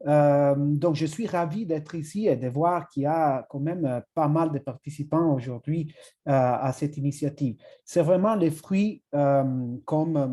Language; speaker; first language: French; non-native, fluent; Italian